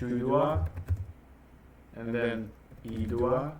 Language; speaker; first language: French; non-native, learner; Russian